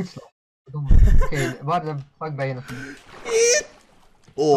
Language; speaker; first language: Dutch; native; Dutch